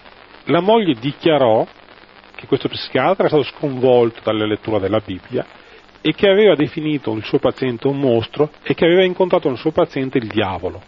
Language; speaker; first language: Italian; native; Italian